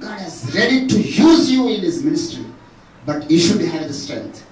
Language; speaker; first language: English; non-native, local second language; Telugu